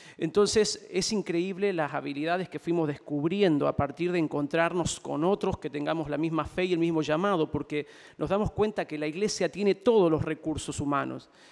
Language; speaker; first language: Spanish; native; Spanish